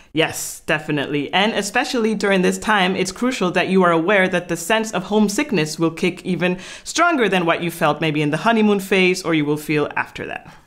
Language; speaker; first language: English; non-native, fluent; Spanish